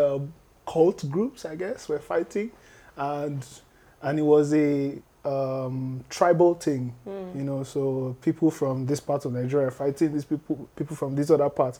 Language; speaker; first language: English; non-native, local second language; Yoruba